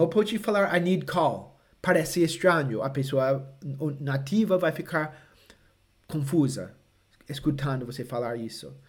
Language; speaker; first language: Portuguese; non-native, fluent; English